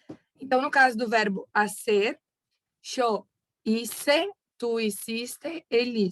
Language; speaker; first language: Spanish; non-native, fluent; Portuguese